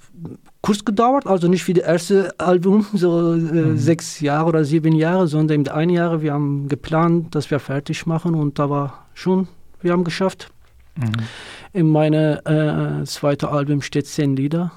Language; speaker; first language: German; non-native, learner; Kurdish